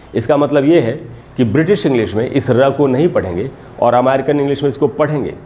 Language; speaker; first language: Hindi; native; Hindi